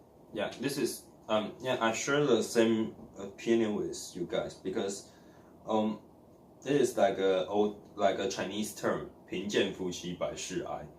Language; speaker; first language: English; non-native, learner; Chinese